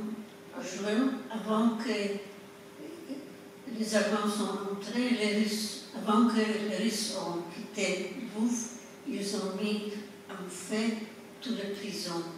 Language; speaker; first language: French; non-native, fluent; Polish